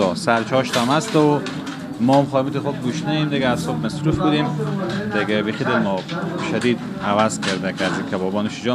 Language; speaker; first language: Persian; native; Persian